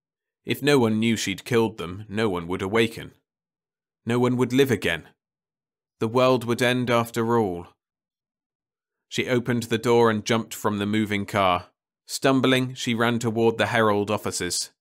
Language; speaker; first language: English; native; English